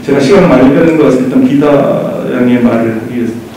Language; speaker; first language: Korean; native; Korean